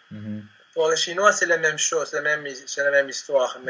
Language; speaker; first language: French; non-native, learner; Spanish